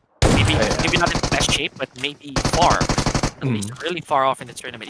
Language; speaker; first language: English; non-native, local second language; Filipino